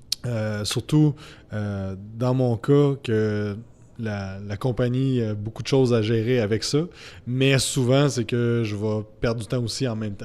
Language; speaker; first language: French; native; French